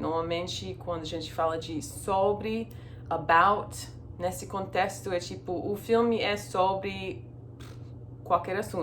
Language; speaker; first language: Portuguese; non-native, fluent; English